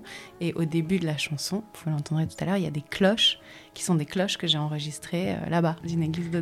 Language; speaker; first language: French; native; French